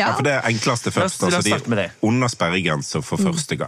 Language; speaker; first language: Norwegian; native; Norwegian